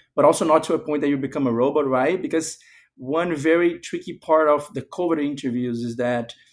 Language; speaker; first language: English; non-native, fluent; Portuguese